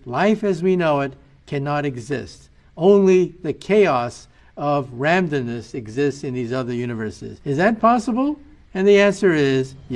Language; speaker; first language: English; native; English